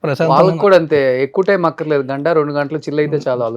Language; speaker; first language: Telugu; native; Telugu